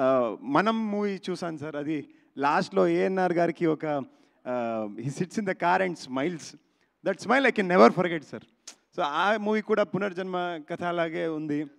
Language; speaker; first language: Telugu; non-native, learner; Kannada